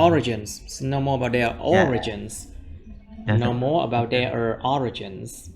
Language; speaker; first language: English; non-native, fluent; Vietnamese